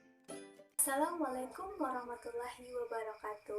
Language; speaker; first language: Indonesian; native; Indonesian